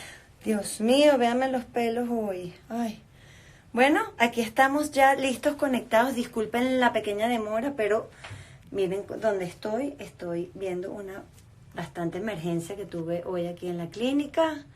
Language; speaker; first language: Spanish; native; Spanish